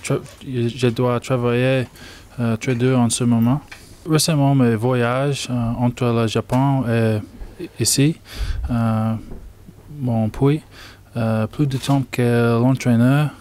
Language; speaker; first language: French; non-native, learner; English